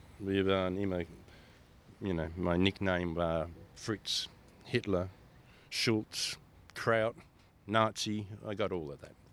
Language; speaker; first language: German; early bilingual, heritage; German